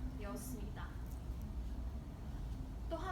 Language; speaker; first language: Korean; non-native, learner; Chinese